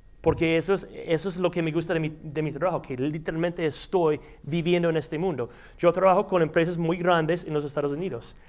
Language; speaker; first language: Spanish; non-native, fluent; English